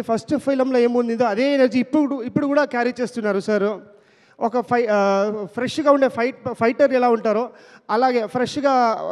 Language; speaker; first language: Telugu; non-native, local second language; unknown